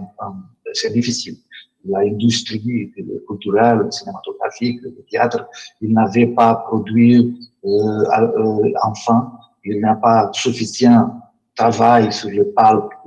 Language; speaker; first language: French; non-native, learner; Portuguese